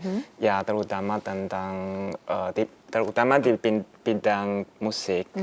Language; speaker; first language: Indonesian; non-native, fluent; Chinese